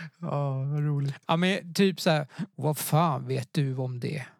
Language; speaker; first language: Swedish; native; Swedish